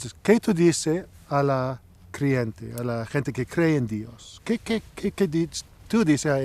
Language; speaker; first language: Spanish; non-native, learner; English